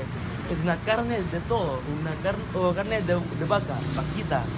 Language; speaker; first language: Spanish; non-native, learner; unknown